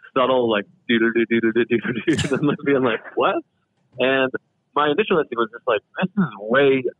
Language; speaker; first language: English; native; English